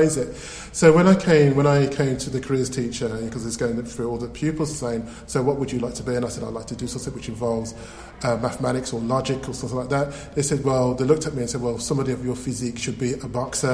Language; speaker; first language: English; native; English